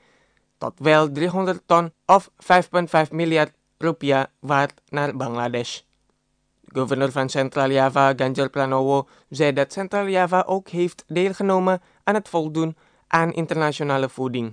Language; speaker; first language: Dutch; non-native, fluent; Indonesian